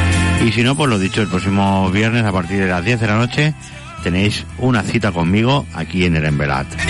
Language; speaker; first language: Spanish; native; Spanish